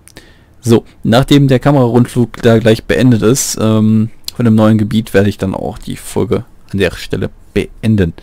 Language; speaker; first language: German; native; German